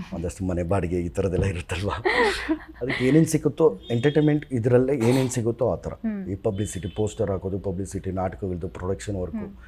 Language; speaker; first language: Kannada; native; Kannada